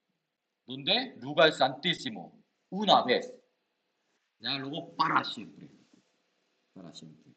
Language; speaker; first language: Spanish; non-native, learner; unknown